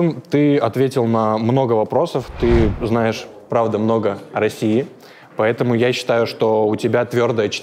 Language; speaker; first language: Russian; native; Russian